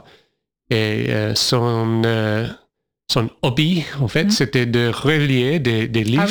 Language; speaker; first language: French; non-native, fluent; English